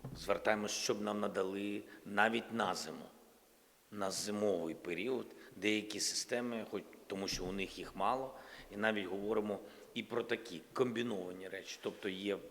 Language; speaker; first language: Ukrainian; non-native, local second language; Russian